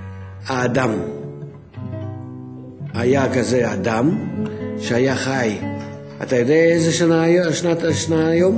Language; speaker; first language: Hebrew; non-native, fluent; Russian